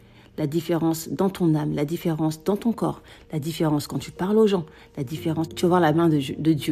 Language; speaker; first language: French; native; French